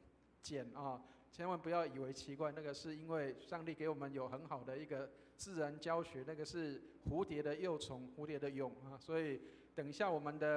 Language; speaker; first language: Chinese; native; Chinese